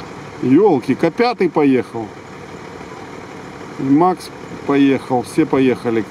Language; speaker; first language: Russian; native; Russian